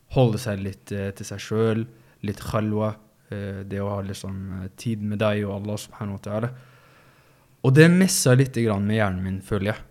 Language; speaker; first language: Norwegian; early bilingual, other home language; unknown